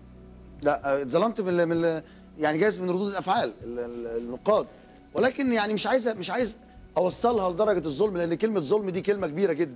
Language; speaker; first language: Arabic; native; Arabic